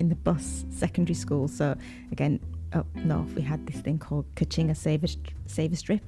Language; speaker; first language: English; native; English